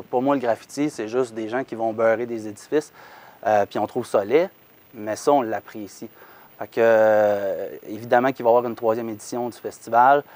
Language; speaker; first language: French; native; French